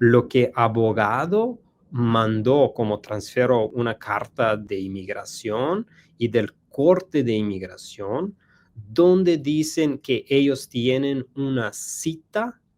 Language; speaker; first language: Spanish; non-native, learner; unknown